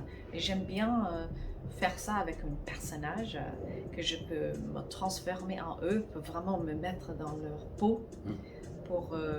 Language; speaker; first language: French; non-native, fluent; English